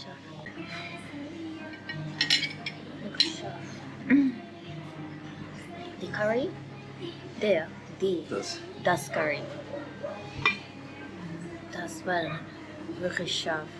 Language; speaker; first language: German; non-native, learner; Japanese